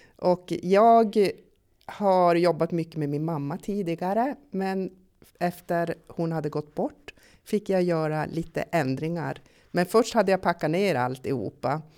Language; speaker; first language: Swedish; native; Swedish